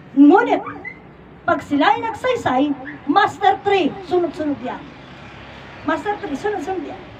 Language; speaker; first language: Filipino; non-native, local second language; Iloko